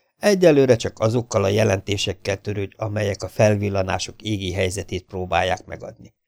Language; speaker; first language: Hungarian; native; Hungarian